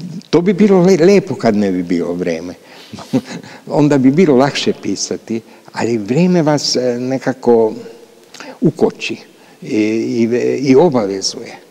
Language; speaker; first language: Serbian; non-native, local second language; Hungarian